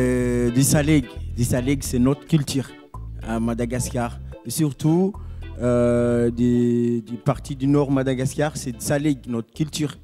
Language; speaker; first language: French; non-native, local second language; Malagasy